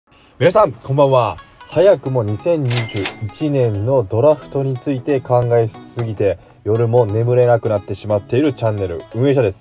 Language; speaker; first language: Japanese; native; Japanese